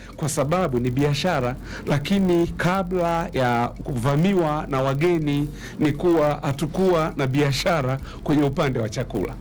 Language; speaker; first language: Swahili; native; Swahili